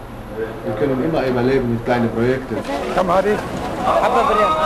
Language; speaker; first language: German; non-native, fluent; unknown